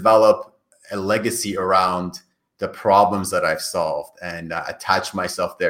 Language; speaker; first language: English; non-native, fluent; Persian